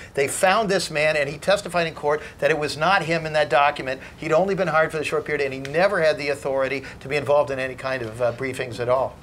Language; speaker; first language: English; native; English